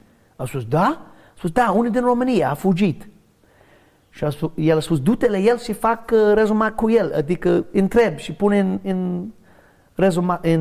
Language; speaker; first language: Romanian; non-native, learner; English